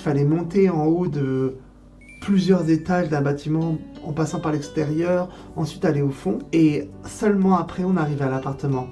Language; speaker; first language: French; native; French